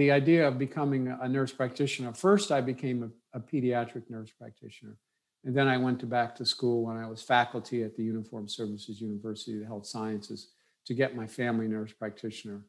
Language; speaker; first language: English; native; English